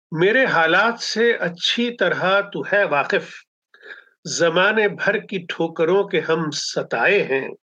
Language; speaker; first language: Hindi; non-native, local second language; Punjabi